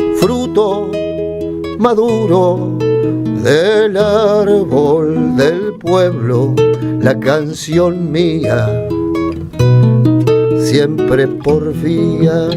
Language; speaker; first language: Spanish; native; Spanish